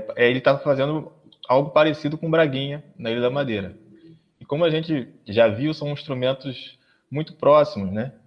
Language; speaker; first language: Portuguese; native; Portuguese